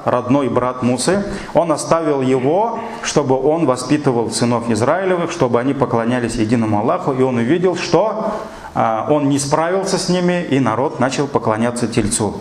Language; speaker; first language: Russian; non-native, local second language; Tatar